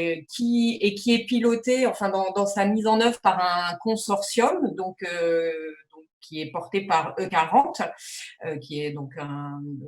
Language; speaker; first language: French; native; French